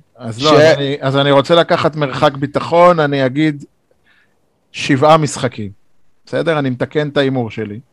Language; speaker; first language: Hebrew; native; Hebrew